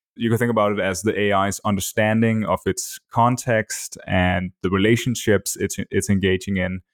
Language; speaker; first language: English; non-native, fluent; Danish